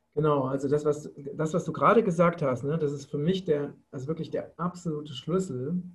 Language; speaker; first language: German; native; German